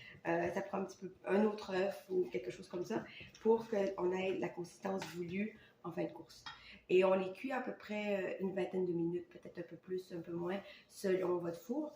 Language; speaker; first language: French; native; French